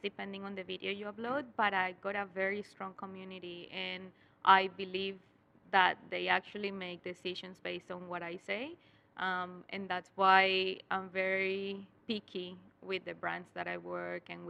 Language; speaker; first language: English; non-native, fluent; Spanish